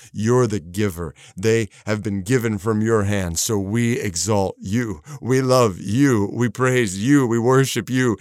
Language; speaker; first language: English; native; English